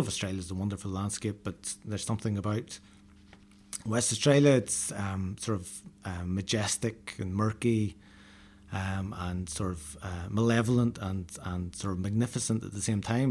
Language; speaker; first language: English; native; English